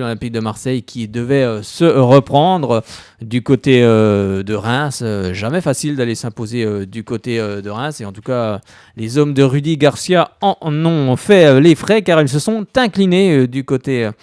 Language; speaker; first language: French; native; French